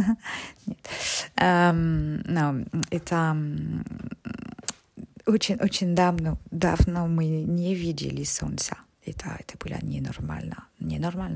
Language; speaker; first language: Russian; non-native, learner; French